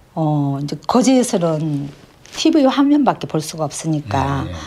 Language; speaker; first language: Korean; native; Korean